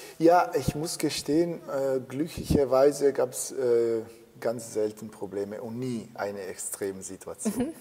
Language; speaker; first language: German; non-native, fluent; Italian